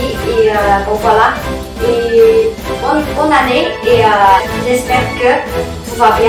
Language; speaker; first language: French; non-native, fluent; Chinese